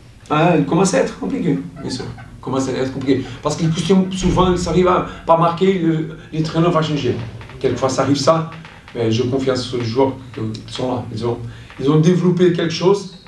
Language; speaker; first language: French; non-native, fluent; Portuguese